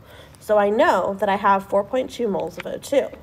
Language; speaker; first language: English; native; English